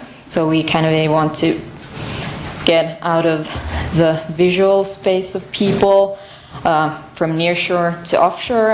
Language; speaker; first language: English; non-native, fluent; Finnish